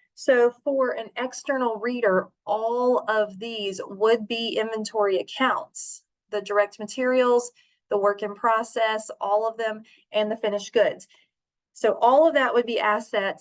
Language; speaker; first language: English; native; English